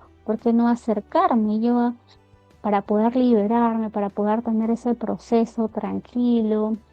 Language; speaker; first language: Spanish; native; Spanish